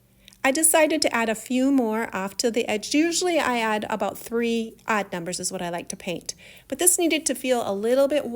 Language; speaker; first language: English; native; English